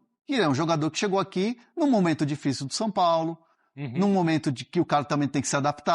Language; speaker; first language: Portuguese; native; Portuguese